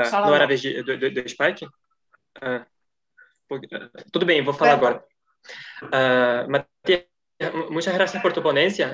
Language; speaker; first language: Portuguese; non-native, learner; Spanish